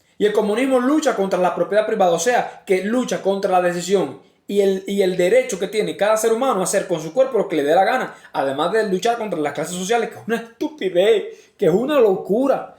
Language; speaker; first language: Spanish; native; Spanish